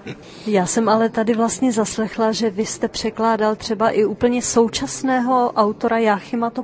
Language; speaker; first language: Czech; native; Czech